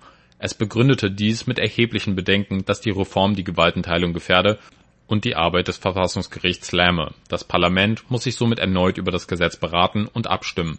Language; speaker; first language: German; native; German